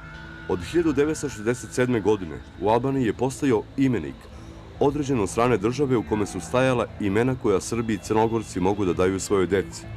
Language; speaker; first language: Bosnian; native; Bosnian